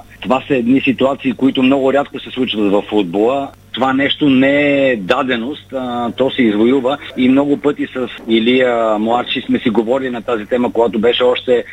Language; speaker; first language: Bulgarian; native; Bulgarian